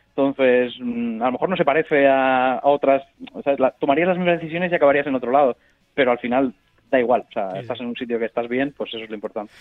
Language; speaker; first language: Spanish; native; Spanish